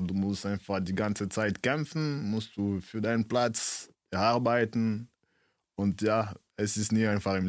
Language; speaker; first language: German; early bilingual, other home language; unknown